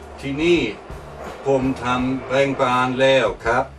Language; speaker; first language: Thai; non-native, learner; German